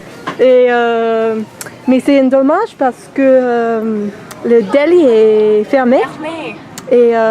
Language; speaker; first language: French; non-native, learner; English